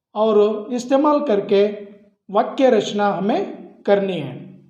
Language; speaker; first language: Hindi; non-native, local second language; Kannada